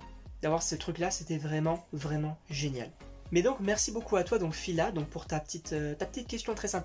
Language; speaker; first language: French; native; French